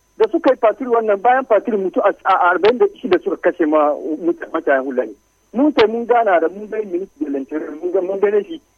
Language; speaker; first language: Hausa; non-native, local second language; Fula